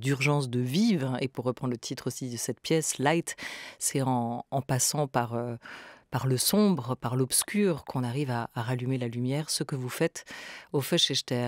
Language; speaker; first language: French; native; French